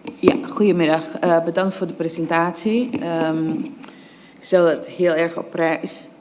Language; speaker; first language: Dutch; non-native, local second language; Papiamento